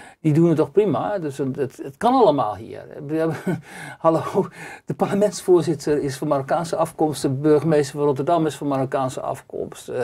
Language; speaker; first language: Dutch; native; Dutch